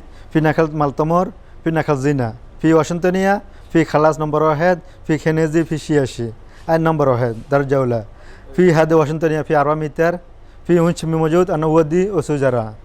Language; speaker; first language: Arabic; non-native, learner; Bangla